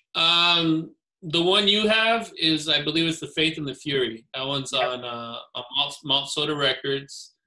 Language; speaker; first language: English; native; English